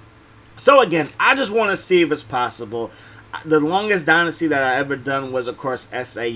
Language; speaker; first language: English; native; English